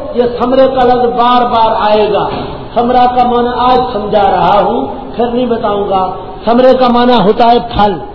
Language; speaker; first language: Urdu; non-native, local second language; Punjabi